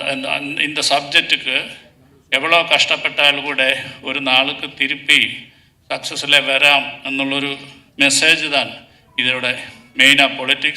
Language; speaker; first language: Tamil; non-native, learner; Malayalam